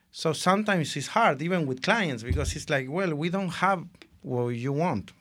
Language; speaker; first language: English; non-native, fluent; Spanish